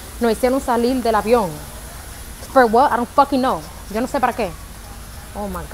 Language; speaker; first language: Spanish; early bilingual, heritage; Spanish